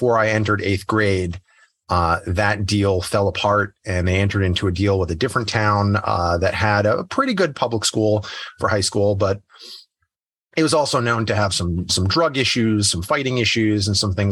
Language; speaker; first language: English; native; English